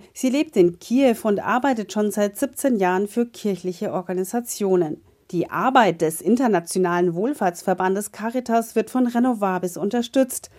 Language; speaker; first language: German; non-native, fluent; Ukrainian